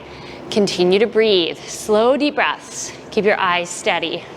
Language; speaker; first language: English; native; English